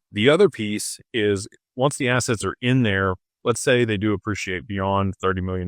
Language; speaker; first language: English; native; English